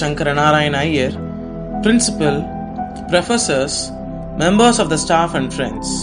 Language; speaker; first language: English; non-native, local second language; Tamil